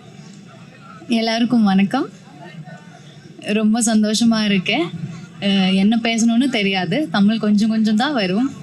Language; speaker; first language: Tamil; non-native, learner; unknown